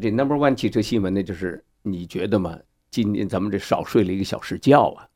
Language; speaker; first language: Chinese; native; Chinese